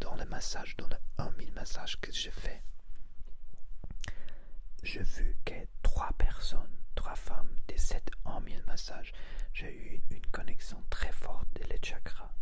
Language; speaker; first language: French; non-native, learner; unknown